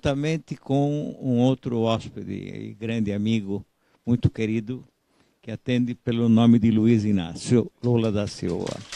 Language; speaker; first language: Portuguese; non-native, fluent; Italian